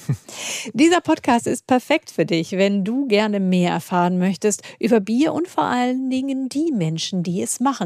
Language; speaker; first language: German; native; German